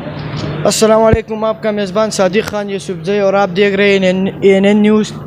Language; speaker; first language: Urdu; non-native, local second language; Pashto